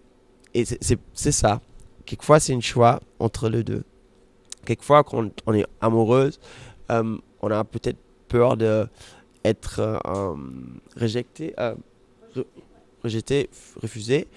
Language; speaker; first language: French; non-native, fluent; German